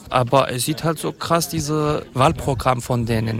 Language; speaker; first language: German; non-native, fluent; Kurdish